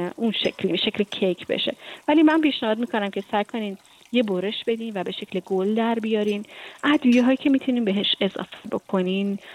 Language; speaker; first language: Persian; native; Persian